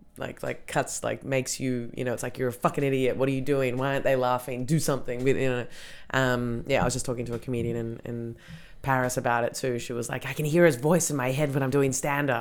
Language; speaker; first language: English; native; English